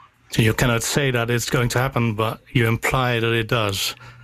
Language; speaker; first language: English; non-native, fluent; Dutch